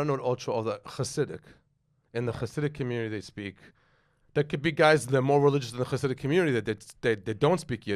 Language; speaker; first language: English; native; English